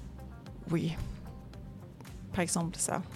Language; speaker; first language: French; non-native, learner; Danish